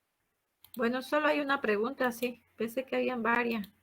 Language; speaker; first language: Spanish; native; Spanish